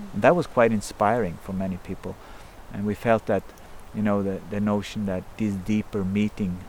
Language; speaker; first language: English; non-native, fluent; Norwegian